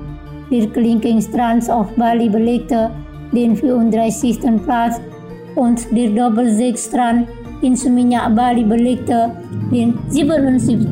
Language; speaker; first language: German; non-native, fluent; Indonesian